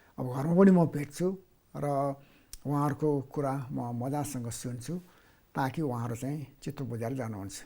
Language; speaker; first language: Nepali; non-native, local second language; Newari